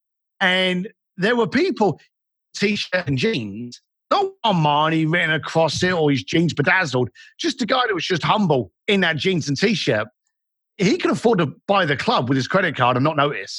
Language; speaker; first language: English; native; English